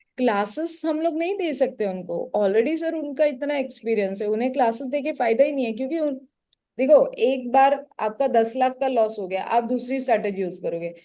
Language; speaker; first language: Hindi; non-native, local second language; Marathi